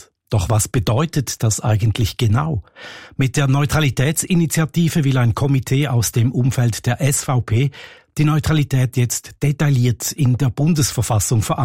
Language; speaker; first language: German; native; German